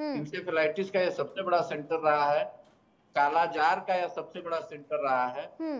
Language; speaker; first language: Hindi; native; Hindi